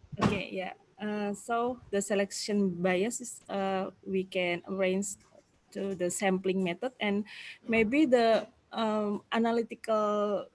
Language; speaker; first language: English; non-native, fluent; Indonesian